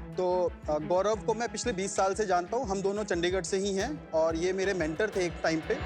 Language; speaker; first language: Hindi; native; Hindi